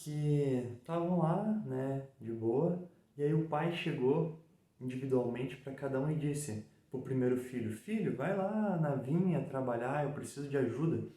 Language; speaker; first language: Portuguese; native; Portuguese